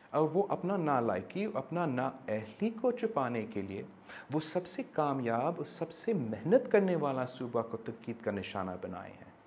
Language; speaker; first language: Urdu; non-native, local second language; English